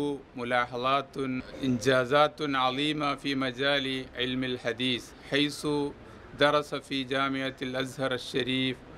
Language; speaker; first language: Arabic; non-native, fluent; Malayalam